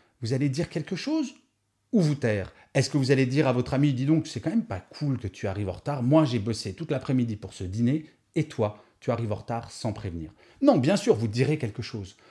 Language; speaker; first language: French; native; French